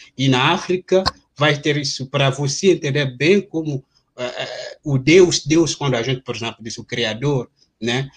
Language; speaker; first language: Portuguese; non-native, fluent; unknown